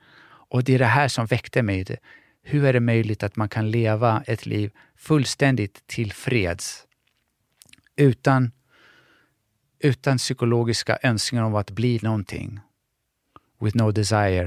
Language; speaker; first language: Swedish; early bilingual, other home language; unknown